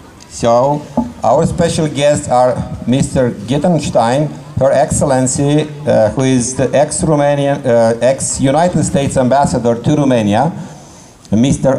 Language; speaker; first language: English; non-native, fluent; Romanian